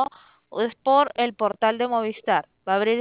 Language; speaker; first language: Spanish; native; Spanish